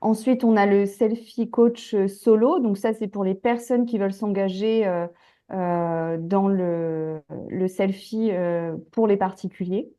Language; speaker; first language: French; native; French